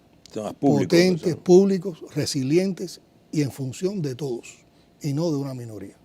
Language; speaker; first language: Spanish; native; Spanish